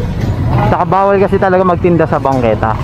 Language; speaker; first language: Filipino; native; Filipino